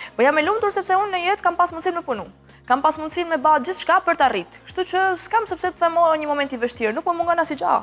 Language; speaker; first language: Albanian; early bilingual, heritage; Albanian